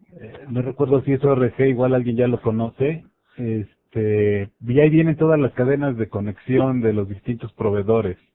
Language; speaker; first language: Spanish; native; Spanish